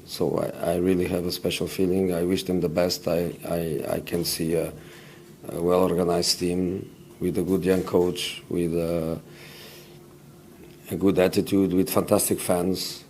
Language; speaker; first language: English; non-native, fluent; Portuguese